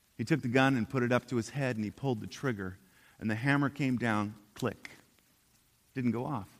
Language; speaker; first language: English; native; English